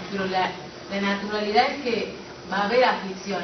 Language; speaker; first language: Spanish; native; Spanish